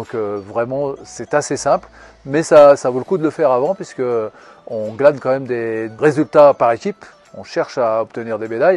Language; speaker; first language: French; native; French